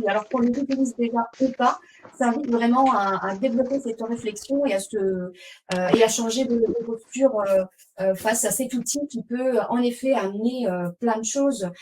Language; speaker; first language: French; native; French